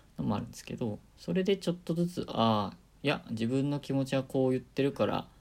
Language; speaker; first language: Japanese; native; Japanese